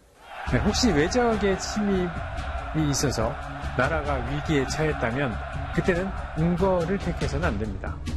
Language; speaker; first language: Korean; native; Korean